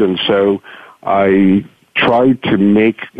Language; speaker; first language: English; non-native, fluent; Greek